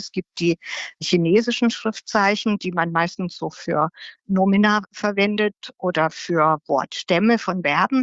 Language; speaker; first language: German; native; German